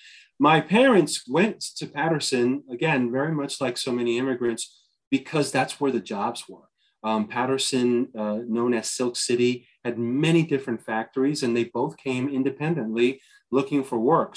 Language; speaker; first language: English; native; English